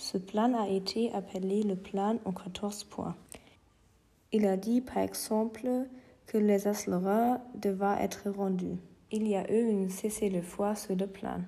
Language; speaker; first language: French; non-native, learner; German